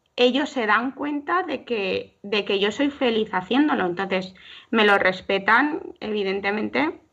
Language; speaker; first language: Spanish; native; Spanish